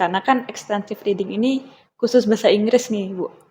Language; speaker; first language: Indonesian; native; Indonesian